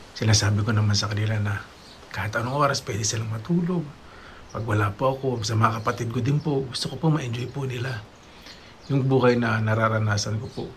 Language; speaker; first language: Filipino; native; Filipino